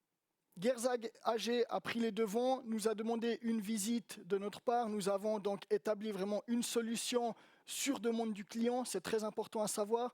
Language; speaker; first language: French; native; French